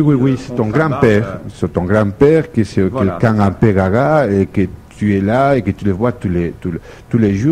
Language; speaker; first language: French; non-native, fluent; Spanish